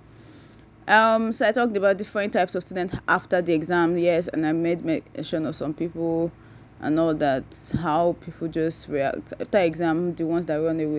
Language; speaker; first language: English; non-native, local second language; Yoruba